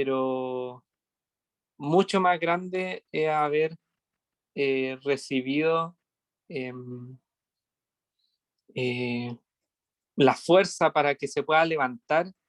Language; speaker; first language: Spanish; native; Spanish